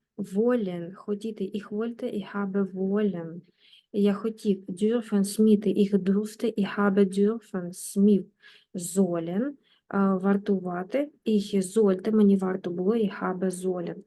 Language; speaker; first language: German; non-native, fluent; Ukrainian